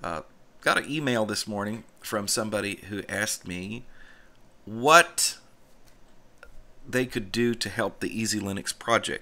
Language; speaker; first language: English; native; English